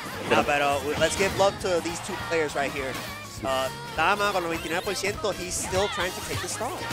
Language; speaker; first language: English; non-native, local second language; Spanish